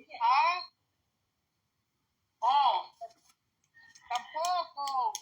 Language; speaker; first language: Spanish; native; Spanish